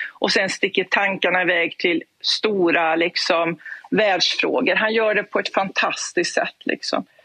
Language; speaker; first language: Swedish; native; Swedish